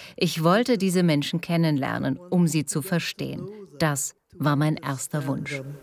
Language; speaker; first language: German; native; German